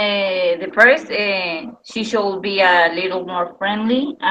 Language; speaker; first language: English; non-native, learner; Spanish